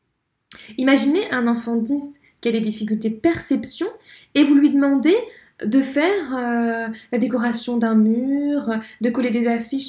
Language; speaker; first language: French; native; French